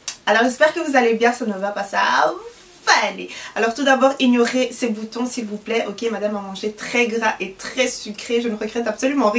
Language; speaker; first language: French; early bilingual, other home language; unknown